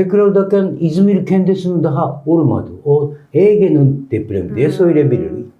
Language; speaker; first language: Turkish; non-native, learner; Japanese